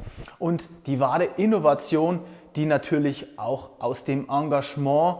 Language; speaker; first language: German; native; German